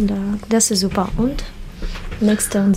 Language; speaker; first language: German; non-native, learner; Russian